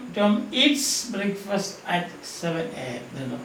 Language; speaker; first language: English; non-native, local second language; Malayalam